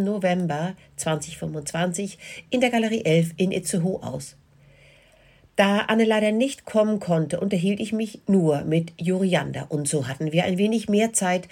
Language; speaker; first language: German; native; German